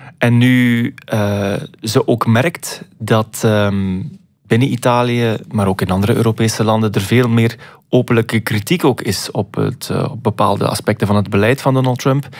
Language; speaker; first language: Dutch; native; Dutch